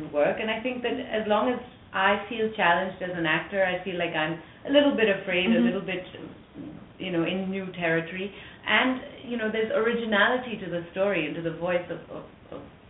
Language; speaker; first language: English; non-native, local second language; French